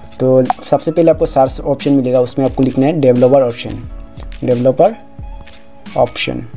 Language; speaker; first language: Hindi; non-native, local second language; Assamese